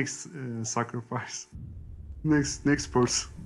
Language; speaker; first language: English; non-native, learner; Turkish